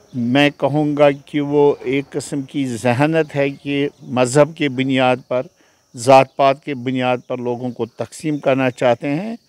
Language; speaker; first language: Hindi; non-native, local second language; Kashmiri